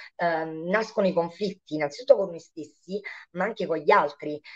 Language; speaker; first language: Italian; native; Italian